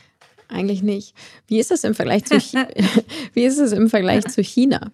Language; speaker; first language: German; native; German